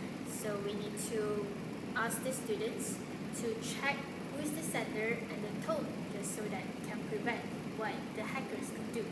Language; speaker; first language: English; non-native, local second language; Malay